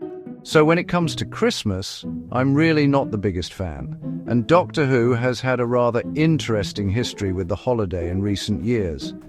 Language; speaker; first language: English; native; English